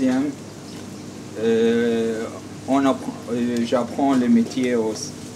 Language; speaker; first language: French; non-native, learner; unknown